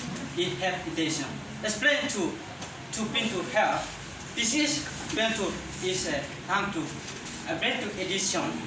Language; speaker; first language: English; non-native, learner; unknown